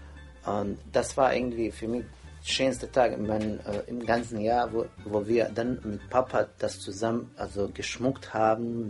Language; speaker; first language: German; non-native, fluent; Croatian